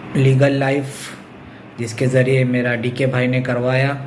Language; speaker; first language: Hindi; non-native, local second language; Urdu